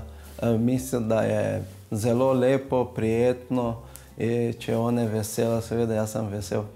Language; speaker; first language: Slovenian; non-native, learner; Portuguese